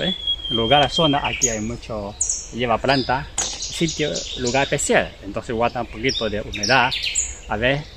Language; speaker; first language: Spanish; non-native, learner; Chinese